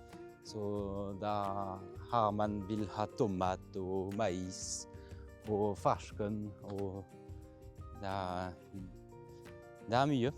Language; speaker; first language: Norwegian; non-native, fluent; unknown